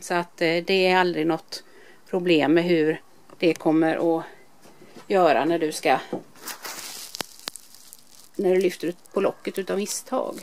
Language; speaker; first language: Swedish; native; Swedish